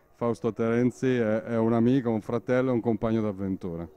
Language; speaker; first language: Italian; native; Italian